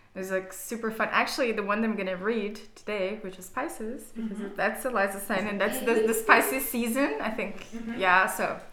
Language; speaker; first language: English; non-native, fluent; Portuguese